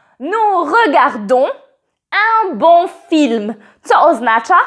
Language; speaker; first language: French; non-native, fluent; Polish